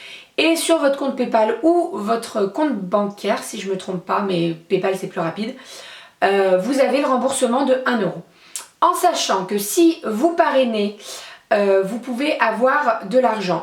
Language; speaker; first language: French; native; French